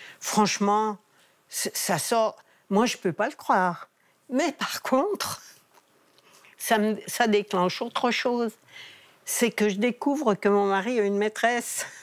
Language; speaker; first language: French; native; French